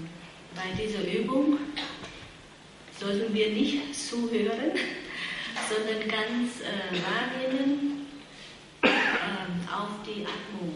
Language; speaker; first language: German; non-native, fluent; Vietnamese